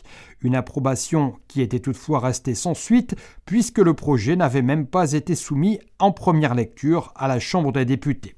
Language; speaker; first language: French; native; French